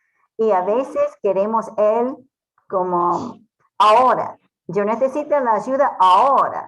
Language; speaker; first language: Spanish; non-native, fluent; English